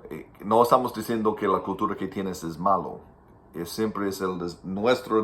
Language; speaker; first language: Spanish; non-native, fluent; English